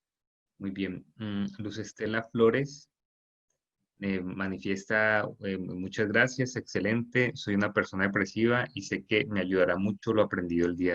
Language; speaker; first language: Spanish; native; Spanish